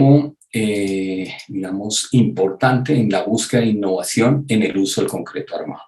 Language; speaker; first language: Spanish; native; Spanish